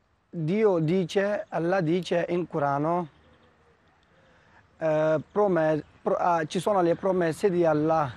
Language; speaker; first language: Italian; non-native, learner; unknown